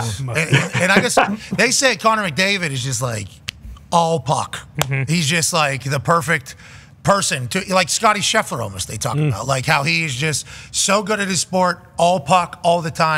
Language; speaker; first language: English; native; English